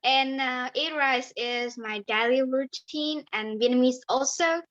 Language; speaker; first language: English; non-native, learner; Vietnamese